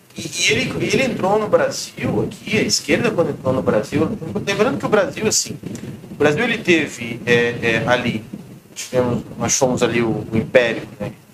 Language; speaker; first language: Portuguese; native; Portuguese